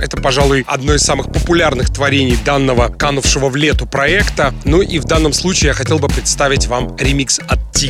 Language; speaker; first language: Russian; native; Russian